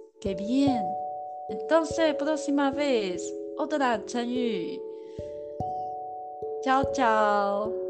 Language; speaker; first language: Spanish; non-native, learner; Chinese